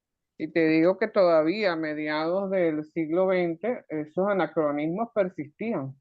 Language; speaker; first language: Spanish; native; Spanish